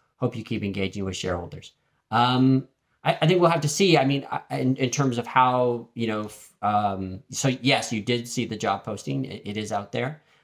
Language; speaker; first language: English; early bilingual, other home language; French